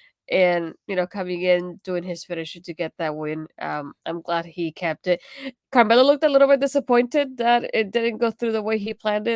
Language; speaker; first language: English; native; English